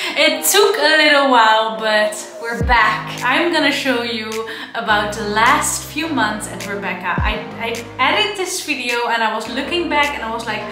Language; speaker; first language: English; non-native, fluent; Dutch